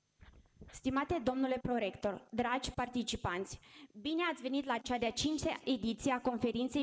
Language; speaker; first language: Romanian; native; Romanian